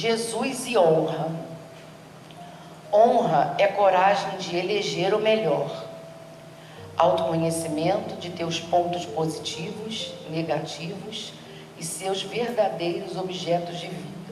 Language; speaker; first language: Portuguese; native; Portuguese